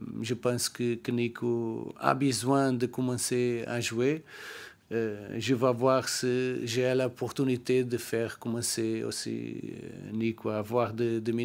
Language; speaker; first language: French; non-native, learner; Portuguese